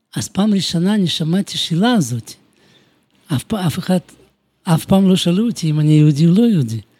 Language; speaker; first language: Hebrew; non-native, fluent; Romanian